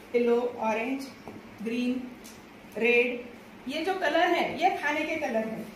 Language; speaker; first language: Hindi; non-native, local second language; Marathi